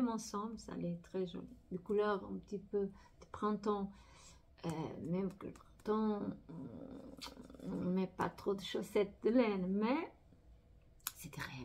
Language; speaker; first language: French; non-native, fluent; Portuguese